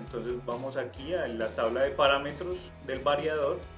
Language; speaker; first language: Spanish; native; Spanish